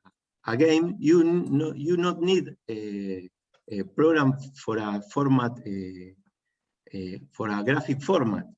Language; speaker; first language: English; non-native, learner; Spanish